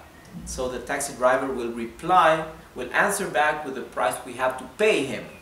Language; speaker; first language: English; non-native, fluent; Spanish